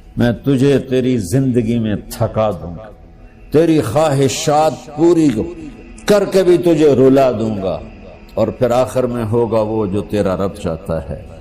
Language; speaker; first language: Urdu; non-native, local second language; Punjabi